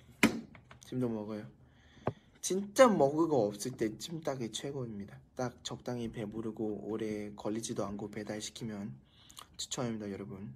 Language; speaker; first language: Korean; non-native, fluent; Thai